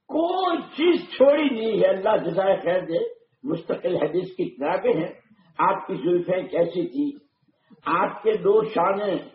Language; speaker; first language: Urdu; non-native, local second language; Gujarati